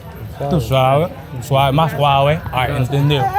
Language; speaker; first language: Spanish; non-native, learner; English